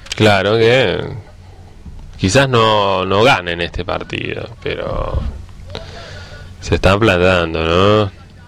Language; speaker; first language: Spanish; native; Spanish